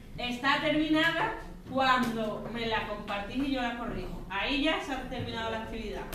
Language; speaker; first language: Spanish; native; Spanish